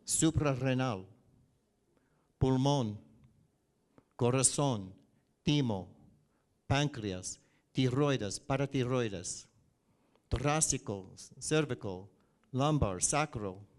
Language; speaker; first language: Spanish; non-native, learner; English